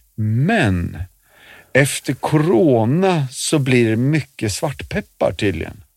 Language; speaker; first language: Swedish; native; Swedish